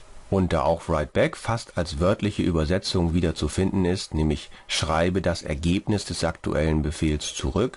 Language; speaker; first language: German; native; German